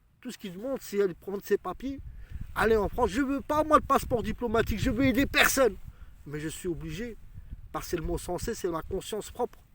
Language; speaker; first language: French; early bilingual, other home language; Arabic